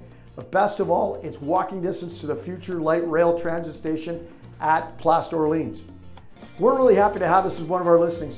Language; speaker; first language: English; native; English